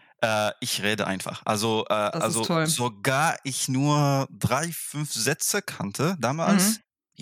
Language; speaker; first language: German; non-native, fluent; Arabic